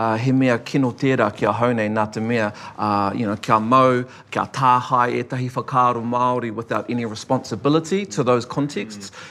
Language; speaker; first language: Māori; non-native, local second language; English